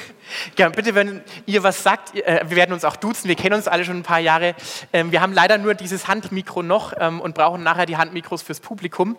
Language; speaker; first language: German; native; German